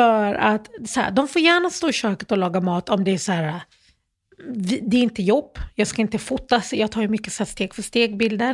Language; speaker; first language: Swedish; early bilingual, other home language; Arabic